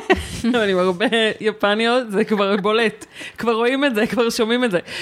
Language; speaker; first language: Hebrew; native; Hebrew